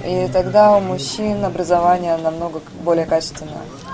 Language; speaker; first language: Russian; native; Russian